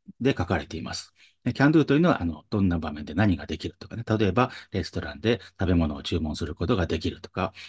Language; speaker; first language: Japanese; native; Japanese